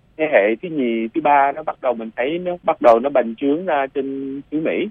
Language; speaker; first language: Vietnamese; early bilingual, other home language; English